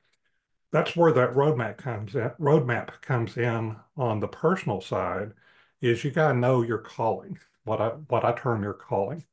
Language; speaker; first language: English; native; English